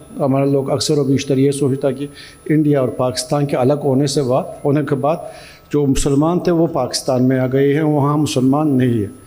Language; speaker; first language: Urdu; non-native, fluent; Turkish